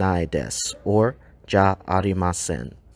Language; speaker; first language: Japanese; non-native, fluent; English